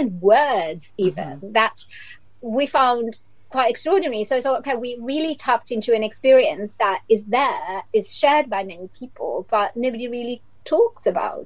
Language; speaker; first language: English; non-native, fluent; Italian